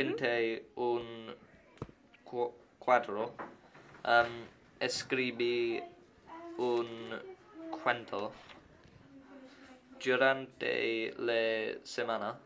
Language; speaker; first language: Spanish; non-native, learner; English